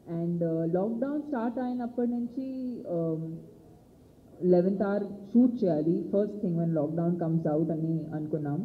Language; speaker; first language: Telugu; non-native, fluent; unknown